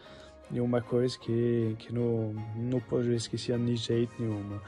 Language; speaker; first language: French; non-native, learner; Portuguese